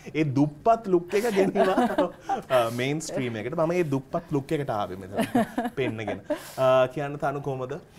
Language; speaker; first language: Sinhala; non-native, local second language; English